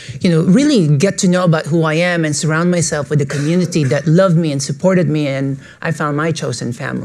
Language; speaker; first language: English; non-native, local second language; Filipino